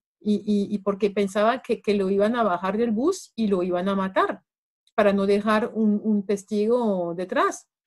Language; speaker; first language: Spanish; non-native, fluent; French